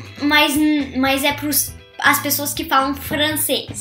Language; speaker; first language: Portuguese; early bilingual, heritage; Portuguese